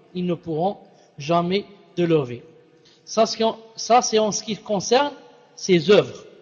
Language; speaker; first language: French; non-native, local second language; Arabic